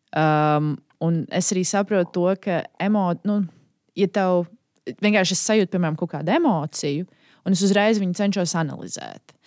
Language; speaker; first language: Latvian; native; Latvian